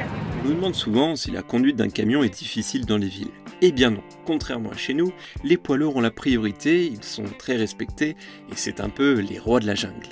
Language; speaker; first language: French; native; French